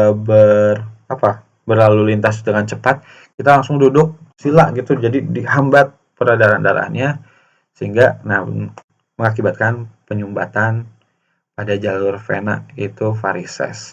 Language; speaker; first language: Indonesian; native; Indonesian